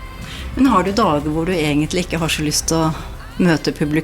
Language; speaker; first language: Norwegian; native; Norwegian